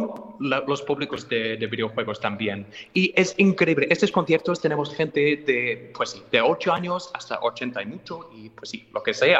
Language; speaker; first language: Spanish; non-native, fluent; English